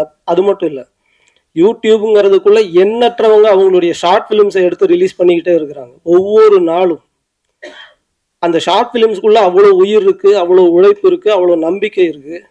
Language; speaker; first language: Tamil; native; Tamil